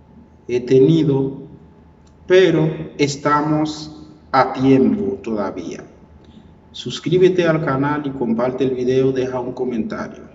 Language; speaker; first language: Spanish; non-native, learner; Haitian Creole